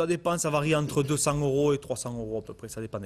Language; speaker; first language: French; native; French